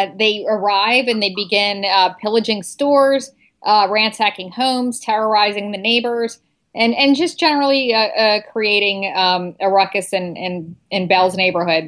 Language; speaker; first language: English; native; English